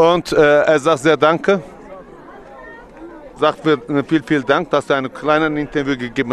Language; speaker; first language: German; non-native, learner; Turkish